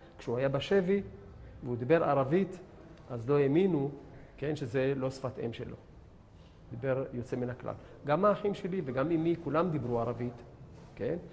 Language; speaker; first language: Hebrew; native; Hebrew